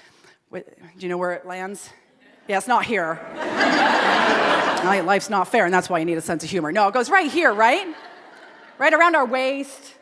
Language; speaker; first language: English; native; English